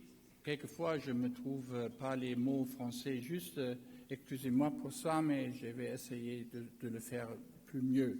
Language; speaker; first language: French; non-native, learner; German